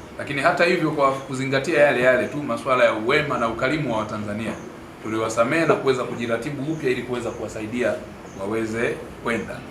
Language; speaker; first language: Swahili; native; Swahili